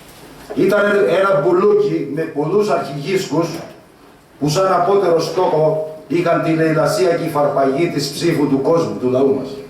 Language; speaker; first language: Greek; native; Greek